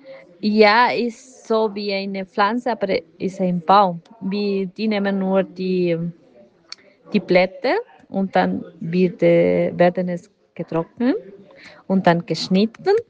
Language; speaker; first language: German; non-native, learner; Spanish